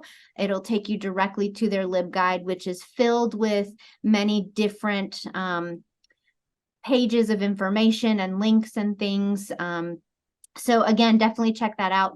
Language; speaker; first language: English; native; English